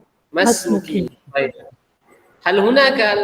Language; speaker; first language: Arabic; non-native, fluent; Indonesian